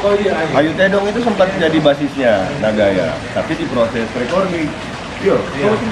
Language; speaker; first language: Indonesian; native; Indonesian